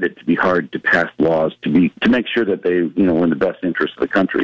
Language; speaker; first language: English; native; English